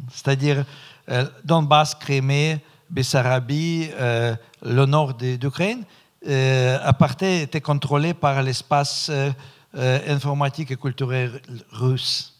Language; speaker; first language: French; non-native, fluent; Russian